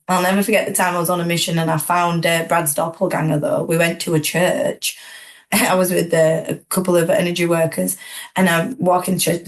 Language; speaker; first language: English; native; English